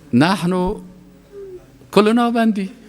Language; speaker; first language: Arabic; non-native, learner; Persian